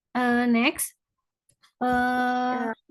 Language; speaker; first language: English; non-native, fluent; Indonesian